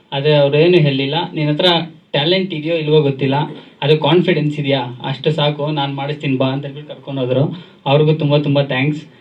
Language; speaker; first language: Kannada; native; Kannada